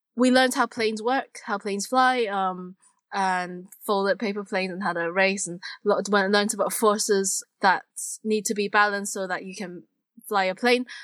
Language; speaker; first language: English; non-native, local second language; Cantonese